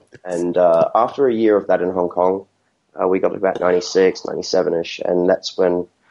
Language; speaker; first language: English; native; English